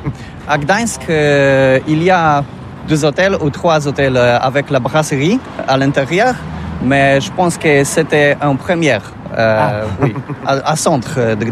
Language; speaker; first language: French; non-native, learner; Polish